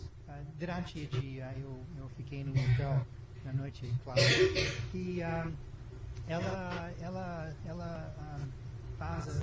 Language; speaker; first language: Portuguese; non-native, learner; English